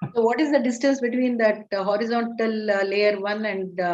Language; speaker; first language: English; non-native, local second language; Kannada